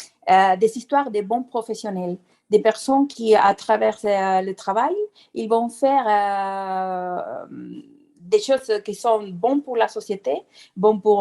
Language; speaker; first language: French; non-native, fluent; Spanish